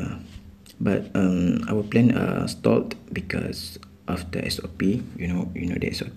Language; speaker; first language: English; non-native, local second language; Malay